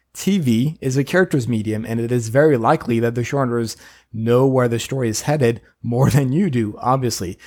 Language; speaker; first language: English; non-native, fluent; French